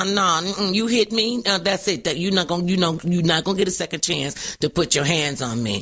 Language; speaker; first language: English; native; English